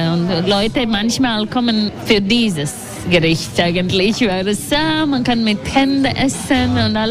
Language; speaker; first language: German; non-native, learner; Latvian